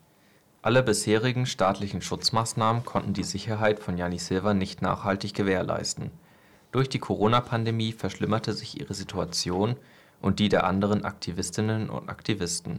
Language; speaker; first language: German; native; German